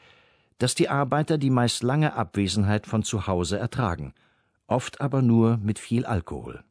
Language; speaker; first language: German; native; German